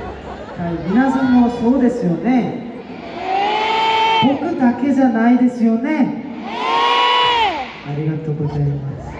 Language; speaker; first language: Japanese; non-native, learner; Korean